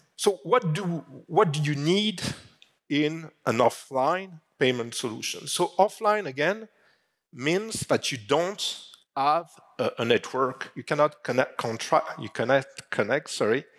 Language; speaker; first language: English; non-native, fluent; French